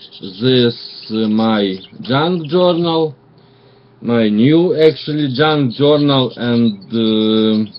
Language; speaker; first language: English; non-native, learner; Russian